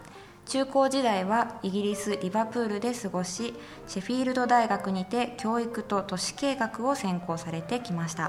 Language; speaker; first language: Japanese; native; Japanese